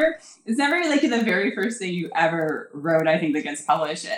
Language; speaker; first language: English; native; English